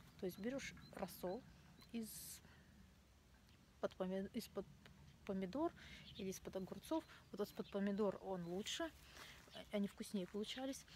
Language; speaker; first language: Russian; native; Russian